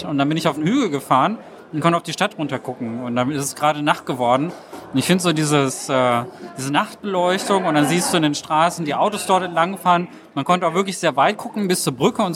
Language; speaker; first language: German; native; German